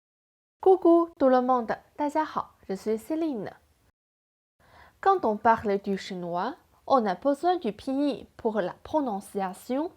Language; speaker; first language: French; non-native, fluent; Chinese